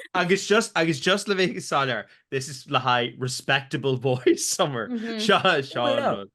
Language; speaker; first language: Irish; native; Irish